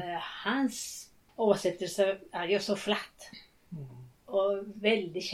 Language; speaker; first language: Norwegian; non-native, fluent; Japanese